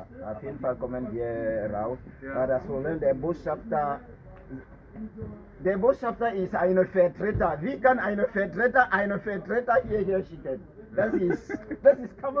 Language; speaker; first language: German; non-native, learner; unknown